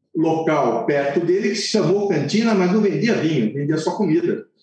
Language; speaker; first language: Portuguese; non-native, fluent; Italian